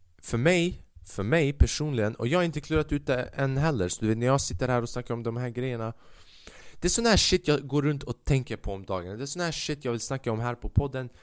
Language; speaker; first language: Swedish; early bilingual, other home language; Albanian